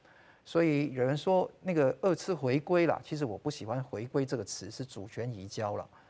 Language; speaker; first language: Chinese; non-native, local second language; Cantonese